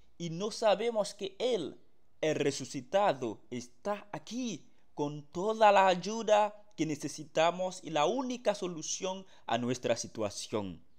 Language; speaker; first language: Spanish; non-native, fluent; Haitian Creole